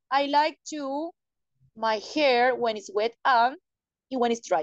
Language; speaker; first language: English; non-native, learner; Spanish